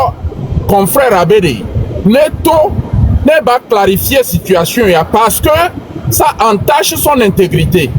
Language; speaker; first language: French; non-native, local second language; Ewe